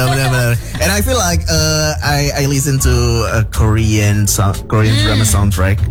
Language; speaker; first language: English; non-native, learner; Indonesian